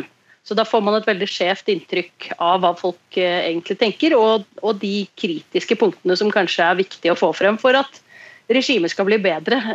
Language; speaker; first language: Norwegian; native; Norwegian